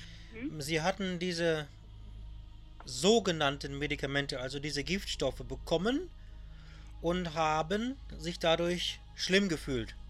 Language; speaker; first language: German; native; German